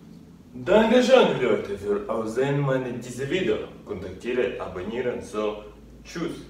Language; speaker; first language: German; non-native, learner; Russian